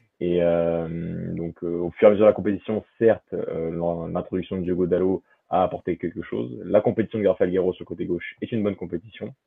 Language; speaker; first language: French; early bilingual, other home language; Portuguese